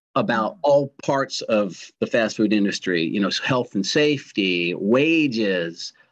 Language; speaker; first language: English; native; English